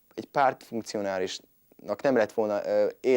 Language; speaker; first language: Hungarian; native; Hungarian